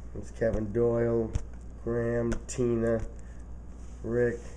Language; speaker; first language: English; native; English